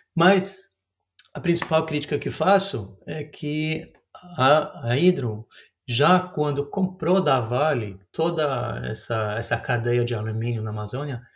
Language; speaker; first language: Portuguese; non-native, fluent; Norwegian